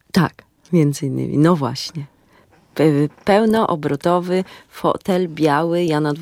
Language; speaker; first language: Polish; native; Polish